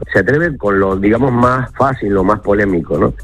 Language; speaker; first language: Spanish; native; Spanish